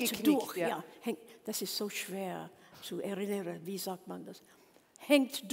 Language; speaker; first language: German; non-native, learner; English